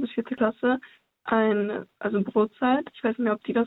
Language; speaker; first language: German; early bilingual, other home language; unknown